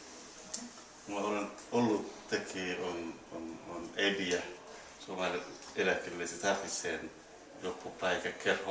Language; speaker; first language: Finnish; non-native, learner; Somali